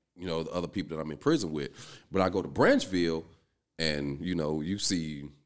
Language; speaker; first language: English; native; English